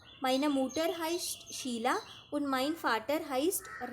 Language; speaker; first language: German; non-native, fluent; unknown